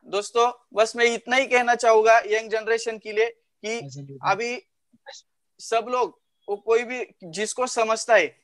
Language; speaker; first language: Hindi; non-native, local second language; Marathi